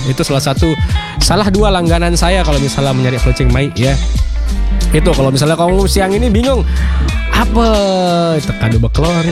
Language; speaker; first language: Indonesian; native; Indonesian